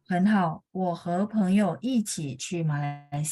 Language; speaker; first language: Chinese; non-native, fluent; Indonesian